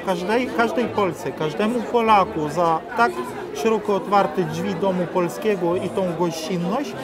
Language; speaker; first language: Polish; non-native, fluent; Ukrainian